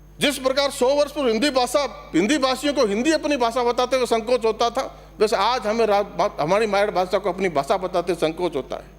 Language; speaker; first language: Hindi; non-native, local second language; Marwari